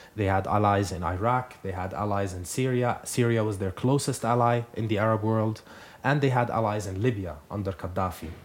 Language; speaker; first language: English; non-native, fluent; Arabic